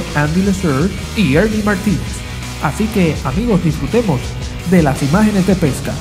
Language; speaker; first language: Spanish; native; Spanish